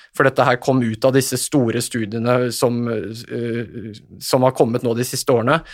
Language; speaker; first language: Norwegian; native; Norwegian